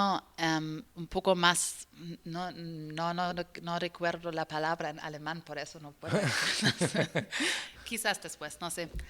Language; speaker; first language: Spanish; non-native, learner; German